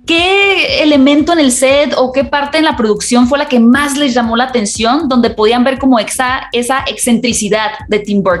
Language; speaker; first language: Spanish; native; Spanish